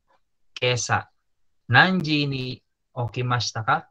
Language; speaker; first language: Japanese; non-native, fluent; Filipino